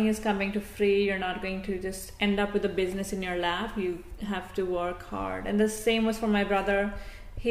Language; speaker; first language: English; non-native, local second language; Hindi